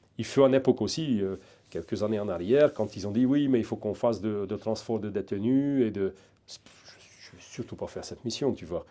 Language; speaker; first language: French; non-native, fluent; Hungarian